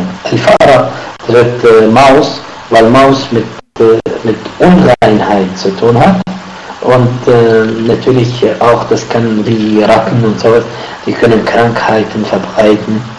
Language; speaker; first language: German; non-native, fluent; Arabic